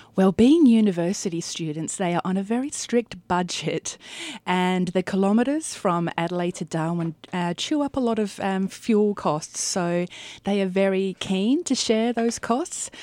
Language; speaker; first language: English; native; English